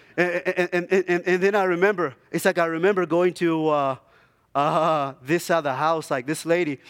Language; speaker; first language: English; non-native, local second language; Shona